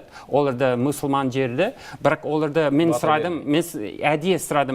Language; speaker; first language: Kazakh; non-native, learner; English